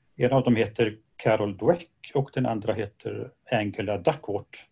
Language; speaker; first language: Swedish; native; Swedish